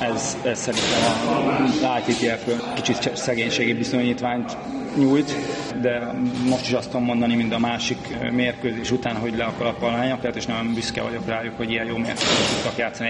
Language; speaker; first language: Hungarian; native; Hungarian